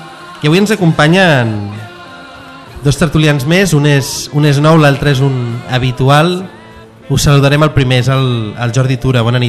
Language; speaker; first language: Catalan; native; Catalan